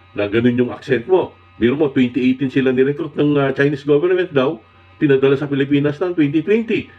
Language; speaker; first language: Filipino; non-native, local second language; Iloko